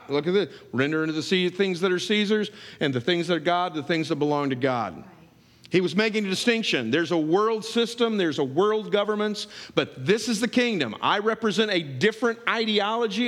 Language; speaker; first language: English; native; English